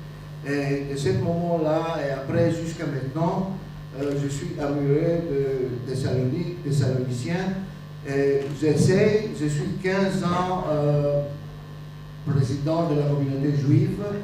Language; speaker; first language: French; non-native, fluent; Greek